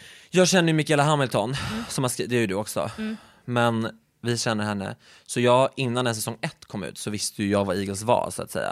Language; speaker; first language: Swedish; native; Swedish